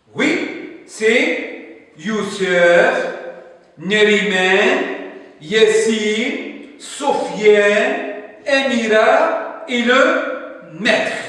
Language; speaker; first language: French; non-native, local second language; Arabic